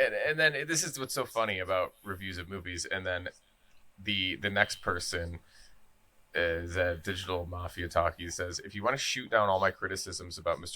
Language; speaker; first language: English; native; English